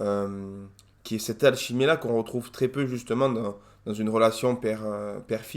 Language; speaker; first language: French; native; French